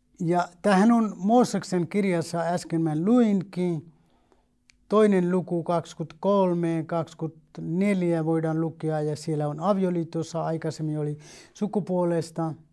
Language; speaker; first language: Finnish; non-native, fluent; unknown